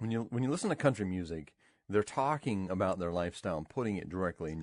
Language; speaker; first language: English; native; English